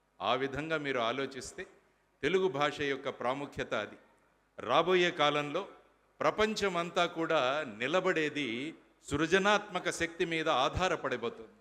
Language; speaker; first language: Telugu; native; Telugu